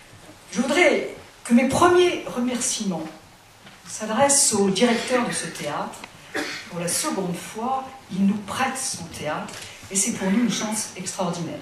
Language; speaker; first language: French; native; French